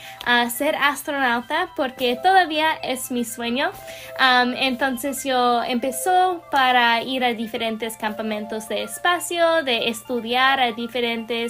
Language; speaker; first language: Spanish; non-native, learner; English